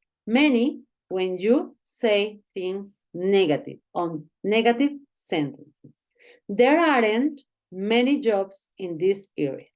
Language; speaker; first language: English; non-native, learner; Spanish